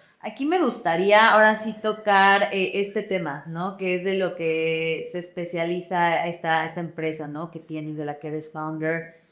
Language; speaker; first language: Spanish; native; Spanish